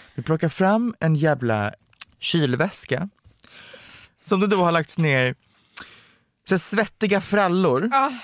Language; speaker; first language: Swedish; early bilingual, other home language; Romanian